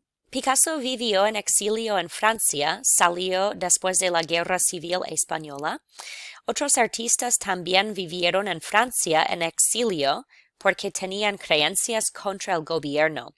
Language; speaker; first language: Spanish; non-native, fluent; English